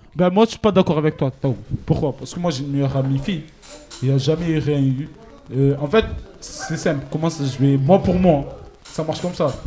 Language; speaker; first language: French; native; French